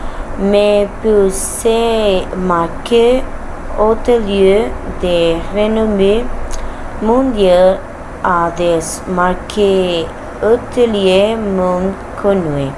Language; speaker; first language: French; non-native, learner; Spanish